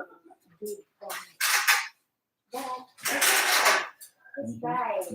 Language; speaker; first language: English; non-native, local second language; Filipino